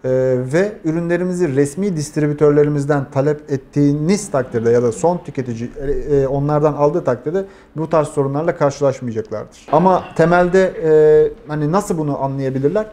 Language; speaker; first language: Turkish; native; Turkish